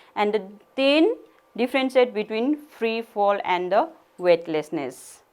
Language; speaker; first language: English; non-native, local second language; Nepali